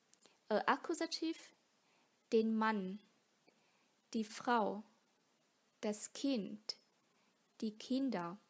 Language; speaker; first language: German; non-native, fluent; Vietnamese